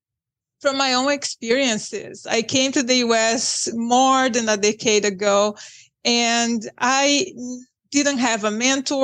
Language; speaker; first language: English; non-native, fluent; Portuguese